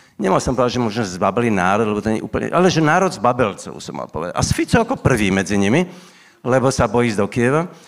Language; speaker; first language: Slovak; native; Slovak